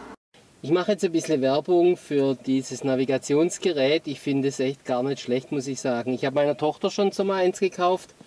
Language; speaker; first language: German; native; German